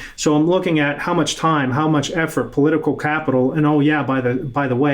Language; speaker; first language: English; native; English